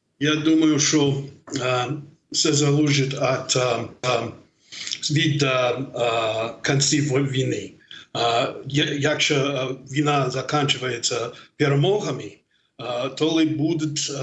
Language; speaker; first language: Ukrainian; non-native, learner; English